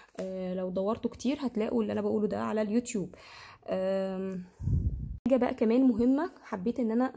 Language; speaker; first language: Arabic; native; Arabic